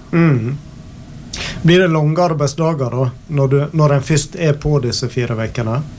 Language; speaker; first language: Norwegian; native; Norwegian